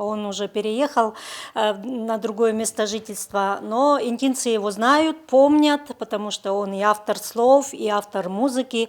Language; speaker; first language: Russian; native; Russian